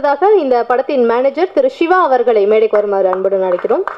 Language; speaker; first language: Tamil; native; Tamil